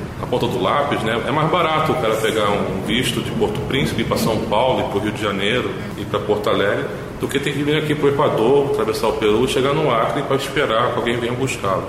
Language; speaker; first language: Portuguese; native; Portuguese